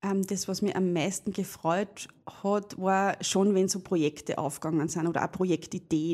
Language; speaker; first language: German; native; German